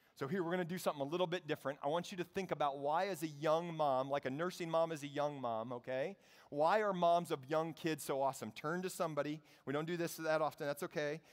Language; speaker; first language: English; native; English